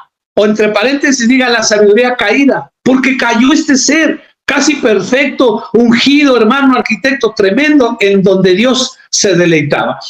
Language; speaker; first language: Spanish; native; Spanish